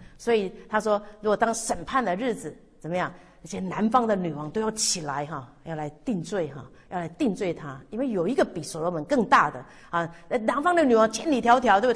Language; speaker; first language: Chinese; native; Chinese